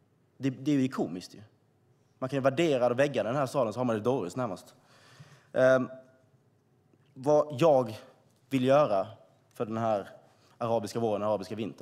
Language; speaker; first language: Swedish; native; Swedish